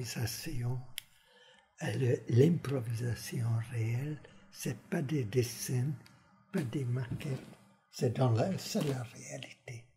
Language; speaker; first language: French; non-native, fluent; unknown